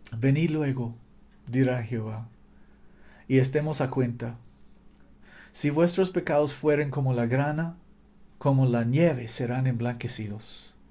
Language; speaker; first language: Spanish; non-native, fluent; English